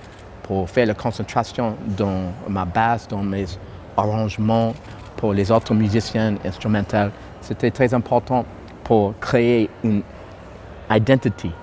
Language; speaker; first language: French; non-native, fluent; English